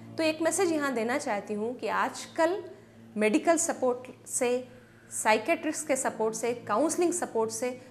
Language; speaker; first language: Hindi; native; Hindi